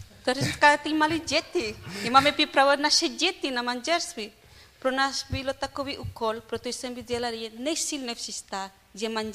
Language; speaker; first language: Czech; non-native, learner; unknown